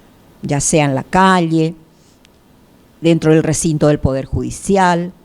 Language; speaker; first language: Spanish; native; Spanish